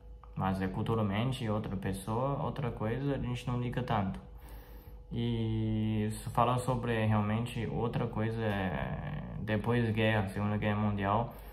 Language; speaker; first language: Portuguese; non-native, fluent; Chinese